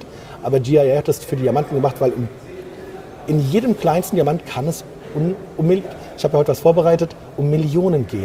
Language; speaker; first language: German; native; German